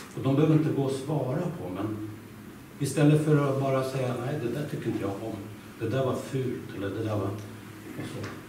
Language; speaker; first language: Swedish; native; Swedish